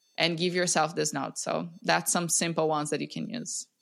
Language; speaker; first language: English; non-native, fluent; Portuguese